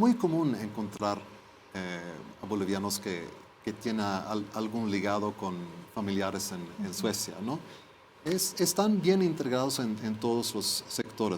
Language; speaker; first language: Spanish; non-native, fluent; Swedish